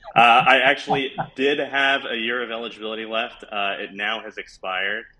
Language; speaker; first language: English; native; English